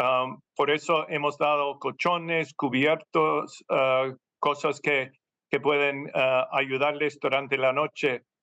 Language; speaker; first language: Spanish; non-native, fluent; English